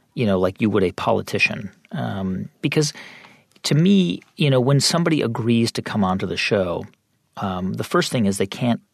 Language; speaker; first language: English; native; English